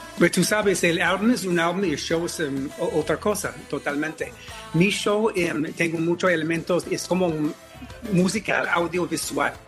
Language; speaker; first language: Spanish; non-native, fluent; English